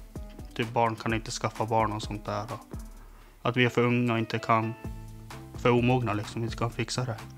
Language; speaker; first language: Swedish; native; Swedish